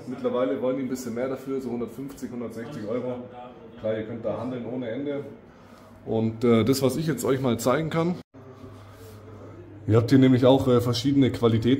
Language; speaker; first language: German; native; German